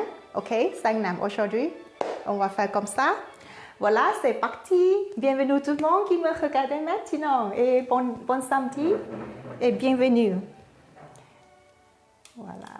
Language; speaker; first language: French; non-native, learner; Thai